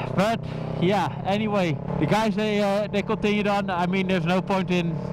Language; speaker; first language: English; non-native, fluent; Dutch